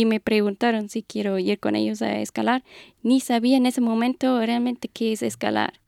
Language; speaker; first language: Spanish; non-native, fluent; German